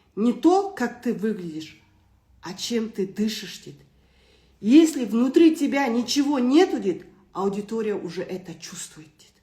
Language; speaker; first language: Russian; non-native, local second language; Kazakh